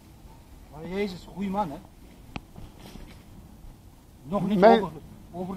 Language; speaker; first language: Dutch; non-native, learner; Turkish